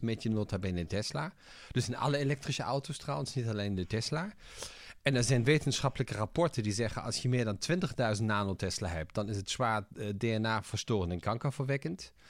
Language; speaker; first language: Dutch; non-native, fluent; German